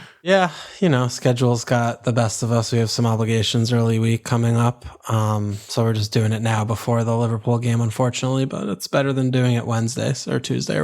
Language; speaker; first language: English; native; English